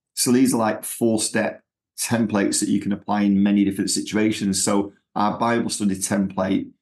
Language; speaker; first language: English; native; English